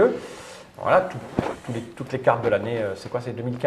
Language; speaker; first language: French; native; French